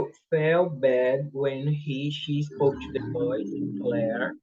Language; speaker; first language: English; non-native, learner; Portuguese